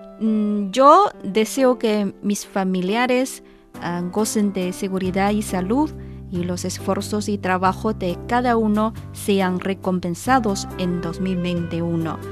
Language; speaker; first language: Spanish; non-native, fluent; Chinese